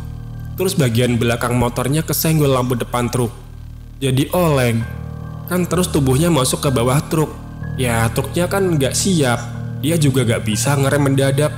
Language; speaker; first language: Indonesian; native; Indonesian